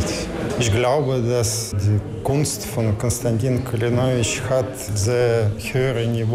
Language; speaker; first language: German; non-native, learner; Russian